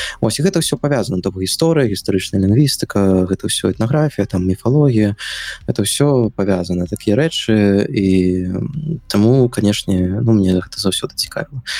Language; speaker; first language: Belarusian; non-native, local second language; Russian